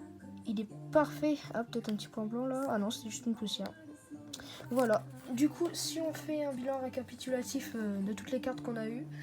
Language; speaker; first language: French; native; French